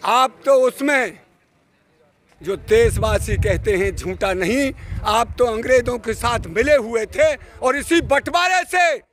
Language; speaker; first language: Hindi; native; Hindi